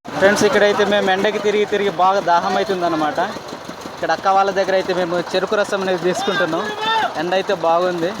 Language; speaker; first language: Telugu; non-native, local second language; Koya